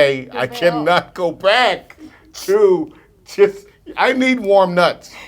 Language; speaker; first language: English; native; English